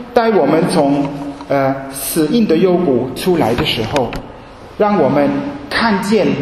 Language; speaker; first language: Chinese; non-native, fluent; German